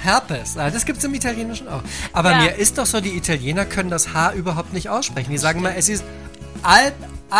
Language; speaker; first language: German; native; German